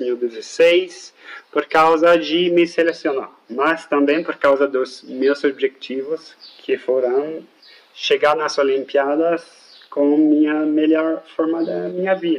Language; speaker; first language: Portuguese; non-native, fluent; French